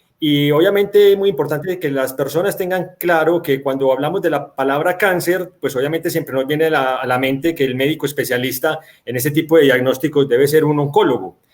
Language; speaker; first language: Spanish; native; Spanish